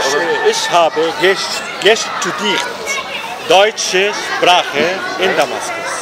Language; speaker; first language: German; non-native, learner; Arabic